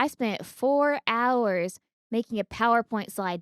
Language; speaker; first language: English; native; English